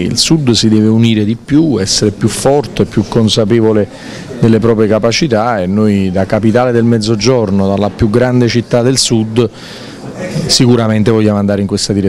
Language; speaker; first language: Italian; native; Italian